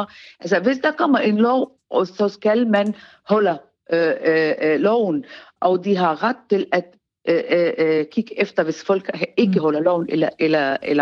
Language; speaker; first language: Danish; non-native, learner; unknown